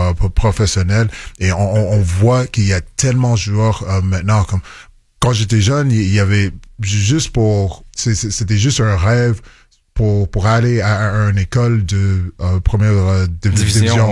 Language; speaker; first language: French; non-native, local second language; English